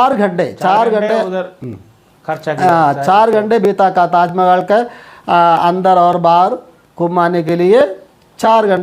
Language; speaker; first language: Hindi; non-native, local second language; Malayalam